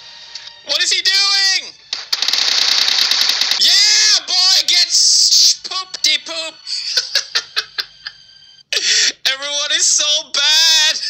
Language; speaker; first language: English; native; English